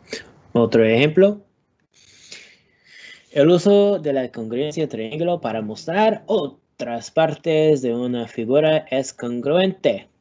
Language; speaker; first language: Spanish; non-native, learner; English